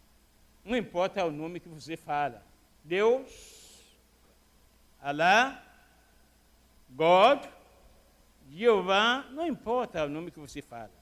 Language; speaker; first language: Portuguese; non-native, fluent; Arabic